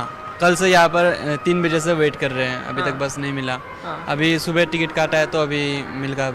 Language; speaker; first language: Hindi; non-native, local second language; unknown